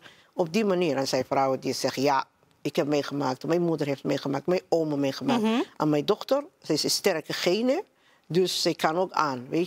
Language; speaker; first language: Dutch; non-native, learner; Somali